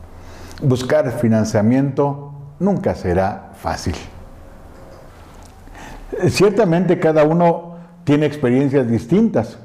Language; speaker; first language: Spanish; native; Spanish